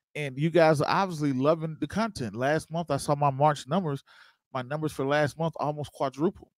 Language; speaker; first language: English; native; English